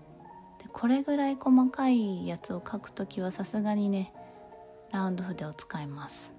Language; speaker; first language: Japanese; native; Japanese